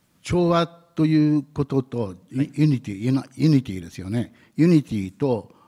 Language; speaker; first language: Japanese; native; Japanese